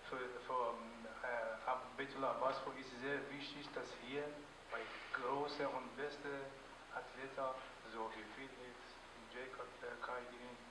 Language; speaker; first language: German; non-native, learner; Persian